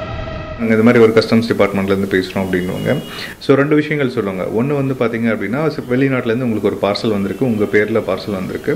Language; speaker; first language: Tamil; native; Tamil